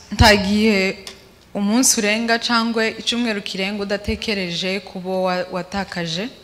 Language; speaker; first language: Kinyarwanda; native; Kinyarwanda